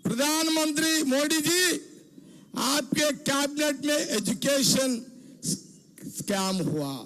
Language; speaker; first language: Hindi; non-native, local second language; Telugu